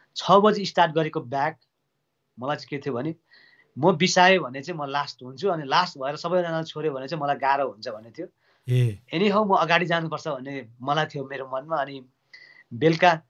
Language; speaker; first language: Nepali; native; Nepali